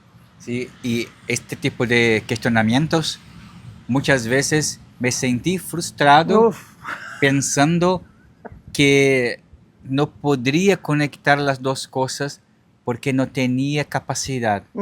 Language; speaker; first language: Spanish; non-native, learner; Portuguese